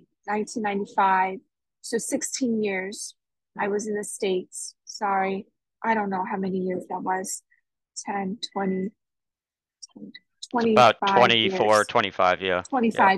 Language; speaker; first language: English; native; English